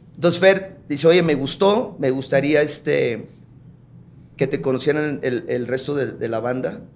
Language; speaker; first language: Spanish; early bilingual, heritage; Spanish